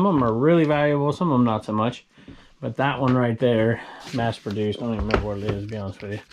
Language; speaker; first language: English; native; English